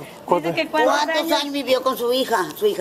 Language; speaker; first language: Spanish; native; Spanish